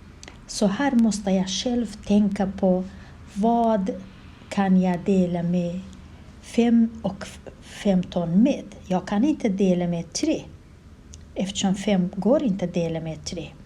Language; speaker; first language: Swedish; non-native, learner; Kurdish